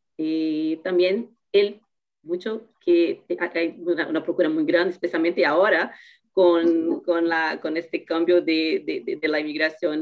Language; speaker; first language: Spanish; non-native, fluent; Portuguese